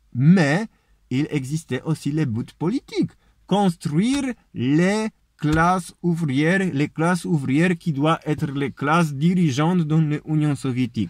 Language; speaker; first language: French; non-native, fluent; Polish